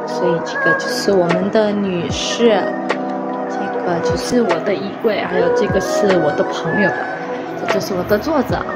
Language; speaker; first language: Chinese; non-native, fluent; Indonesian